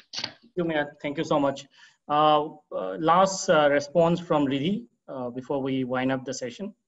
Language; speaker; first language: English; non-native, local second language; Manipuri